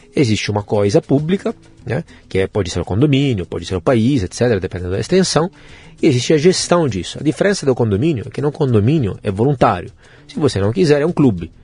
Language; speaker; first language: Portuguese; non-native, fluent; Italian